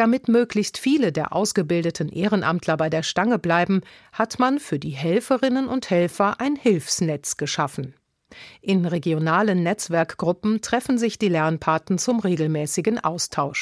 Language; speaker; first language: German; native; German